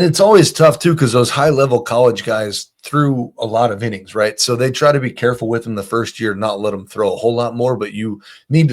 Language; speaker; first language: English; native; English